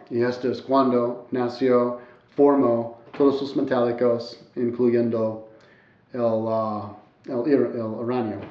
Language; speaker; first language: Spanish; non-native, learner; English